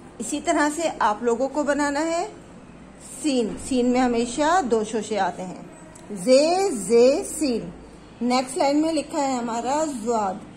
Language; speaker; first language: Hindi; native; Hindi